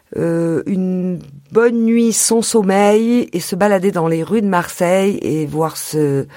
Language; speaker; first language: French; native; French